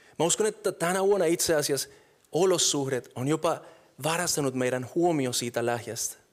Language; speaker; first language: Finnish; non-native, fluent; Spanish